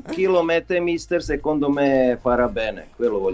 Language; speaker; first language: Italian; non-native, fluent; Serbian